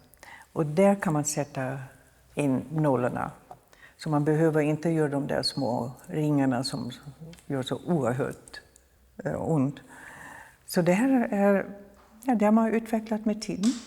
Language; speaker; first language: Swedish; non-native, fluent; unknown